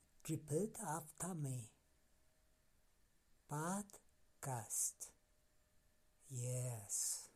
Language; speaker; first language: English; non-native, learner; Spanish